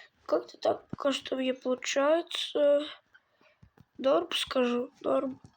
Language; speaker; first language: Russian; native; Russian